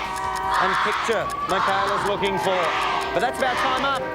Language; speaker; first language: English; native; English